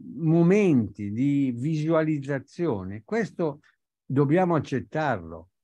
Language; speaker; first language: Italian; native; Italian